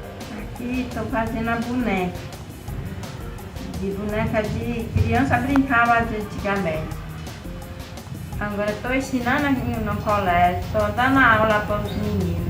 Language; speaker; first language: Portuguese; non-native, local second language; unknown